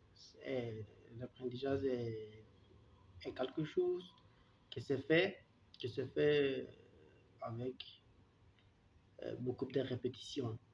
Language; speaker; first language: French; non-native, learner; Turkish